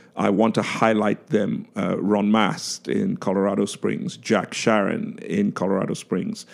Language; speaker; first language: English; non-native, local second language; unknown